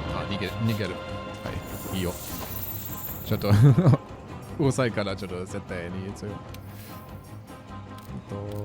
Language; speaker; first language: Japanese; non-native, learner; German